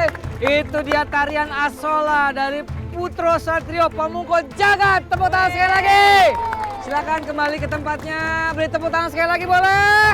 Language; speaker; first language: Indonesian; native; Indonesian